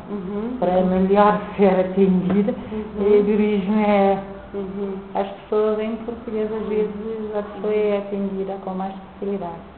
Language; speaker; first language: Portuguese; non-native, local second language; Kabuverdianu